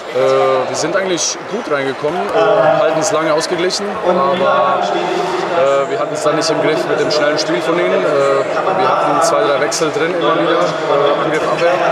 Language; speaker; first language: German; native; German